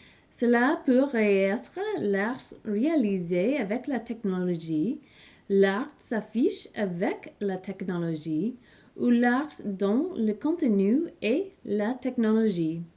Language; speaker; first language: French; non-native, learner; English